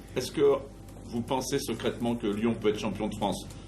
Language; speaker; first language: French; native; French